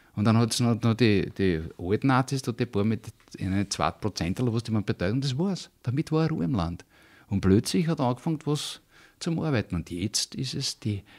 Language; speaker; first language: German; native; German